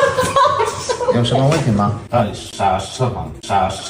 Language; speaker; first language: Chinese; non-native, learner; English